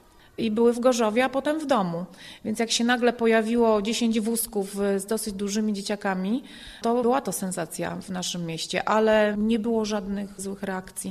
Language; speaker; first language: Polish; native; Polish